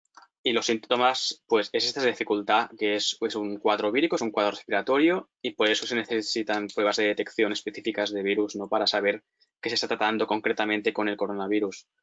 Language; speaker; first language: Spanish; native; Spanish